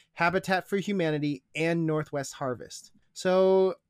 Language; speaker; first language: English; native; English